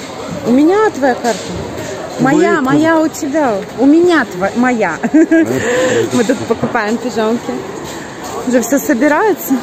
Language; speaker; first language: Russian; native; Russian